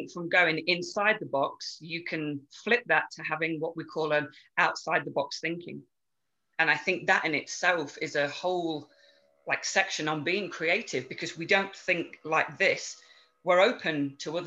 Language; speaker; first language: English; native; English